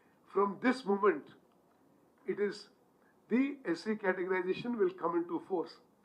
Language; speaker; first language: English; non-native, local second language; Telugu